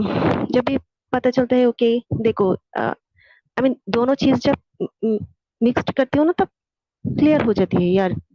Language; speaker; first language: Hindi; non-native, fluent; Bangla